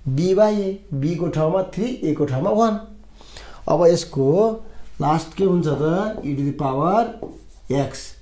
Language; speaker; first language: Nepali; non-native, local second language; Maithili